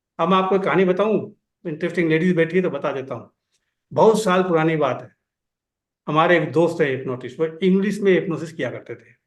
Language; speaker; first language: Hindi; native; Hindi